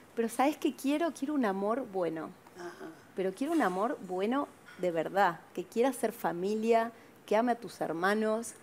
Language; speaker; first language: Spanish; native; Spanish